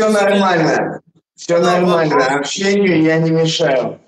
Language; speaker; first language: Russian; non-native, learner; Tajik